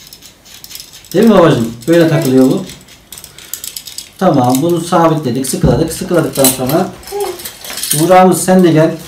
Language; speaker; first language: Turkish; native; Turkish